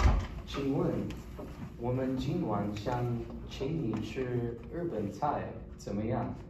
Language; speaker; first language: Chinese; non-native, learner; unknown